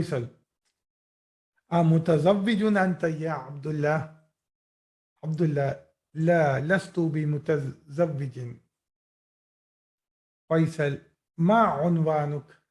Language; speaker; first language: Arabic; non-native, fluent; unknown